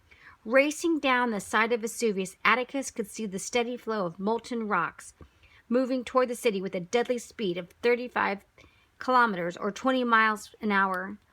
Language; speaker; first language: English; native; English